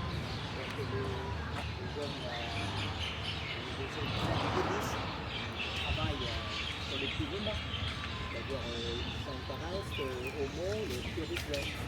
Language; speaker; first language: French; non-native, fluent; Thai